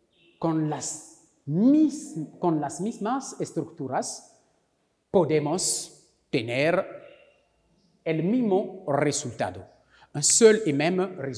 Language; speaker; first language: Spanish; non-native, local second language; French